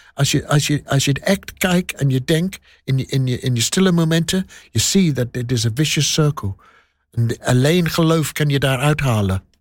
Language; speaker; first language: Dutch; non-native, learner; English